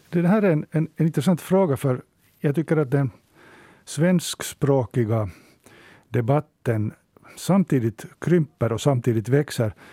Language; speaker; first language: Swedish; native; Swedish